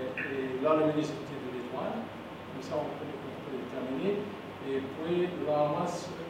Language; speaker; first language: French; non-native, local second language; Arabic